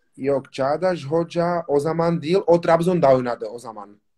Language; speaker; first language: Turkish; non-native, learner; Slovak